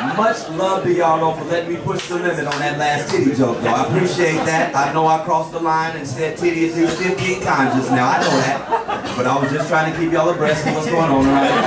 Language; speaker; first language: English; native; English